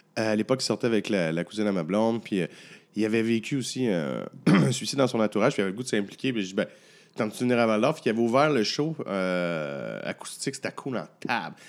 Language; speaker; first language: French; native; French